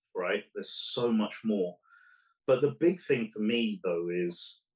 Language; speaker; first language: English; early bilingual, other home language; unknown